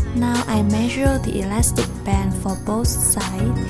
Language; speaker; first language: English; non-native, fluent; Vietnamese